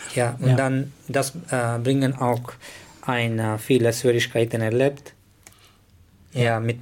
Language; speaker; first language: German; non-native, learner; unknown